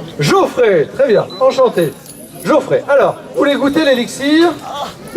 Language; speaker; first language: French; native; French